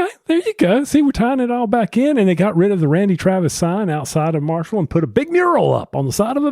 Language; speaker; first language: English; native; English